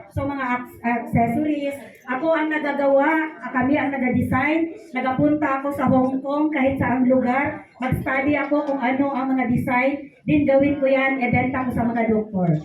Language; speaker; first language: Filipino; non-native, local second language; Hiligaynon